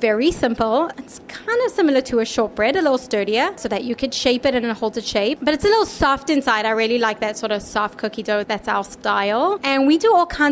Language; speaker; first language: English; native; English